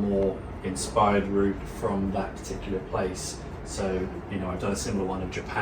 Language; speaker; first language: English; native; English